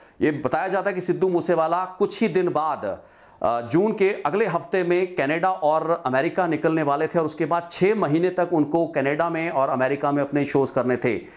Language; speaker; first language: Hindi; non-native, local second language; Punjabi